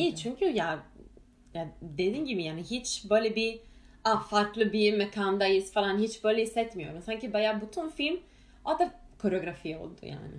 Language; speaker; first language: Turkish; non-native, fluent; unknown